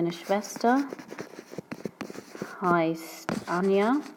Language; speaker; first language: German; non-native, fluent; English